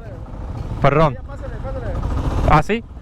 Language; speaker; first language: Spanish; non-native, learner; English